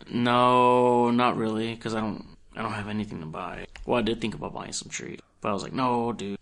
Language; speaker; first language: English; early bilingual, other home language; Spanish